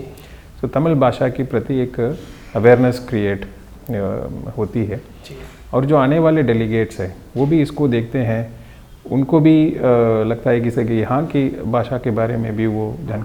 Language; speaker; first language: Hindi; non-native, local second language; Tamil